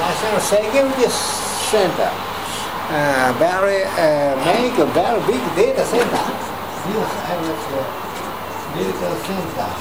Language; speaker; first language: English; non-native, learner; Japanese